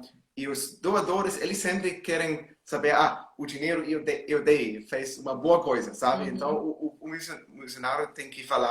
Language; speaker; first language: Portuguese; non-native, learner; German